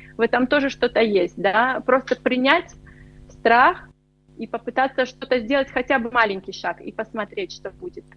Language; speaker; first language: Russian; native; Russian